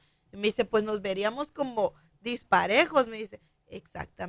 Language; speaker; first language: Spanish; native; Spanish